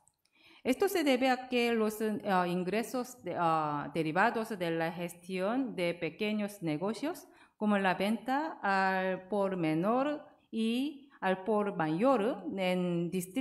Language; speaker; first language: Spanish; non-native, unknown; Korean